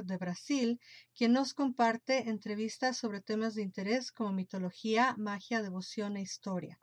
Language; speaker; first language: Spanish; native; Spanish